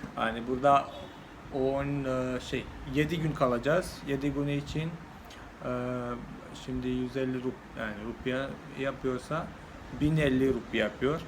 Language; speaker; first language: Turkish; non-native, fluent; Malayalam